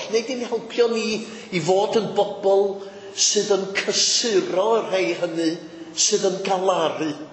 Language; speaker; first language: Welsh; native; Welsh